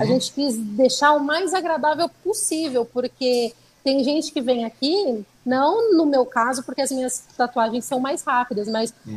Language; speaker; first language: Portuguese; native; Portuguese